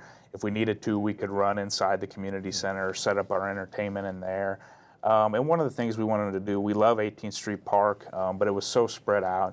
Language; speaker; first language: English; native; English